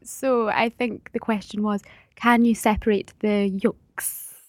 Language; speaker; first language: English; native; English